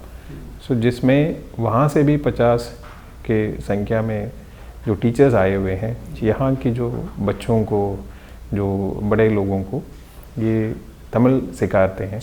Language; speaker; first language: Hindi; non-native, local second language; Tamil